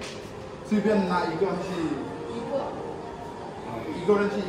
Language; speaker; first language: Chinese; non-native, learner; Bangla